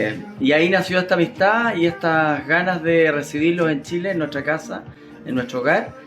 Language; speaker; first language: Spanish; native; Spanish